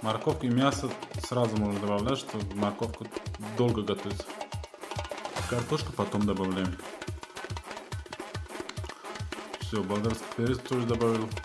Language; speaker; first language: Russian; non-native, fluent; Tajik